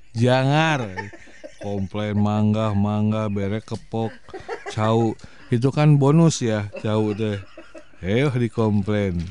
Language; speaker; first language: Indonesian; non-native, local second language; Sundanese